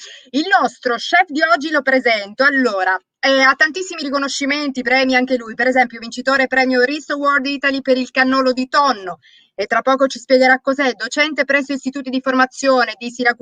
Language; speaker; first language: Italian; native; Italian